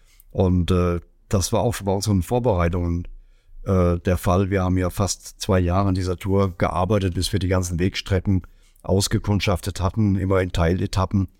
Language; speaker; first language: German; native; German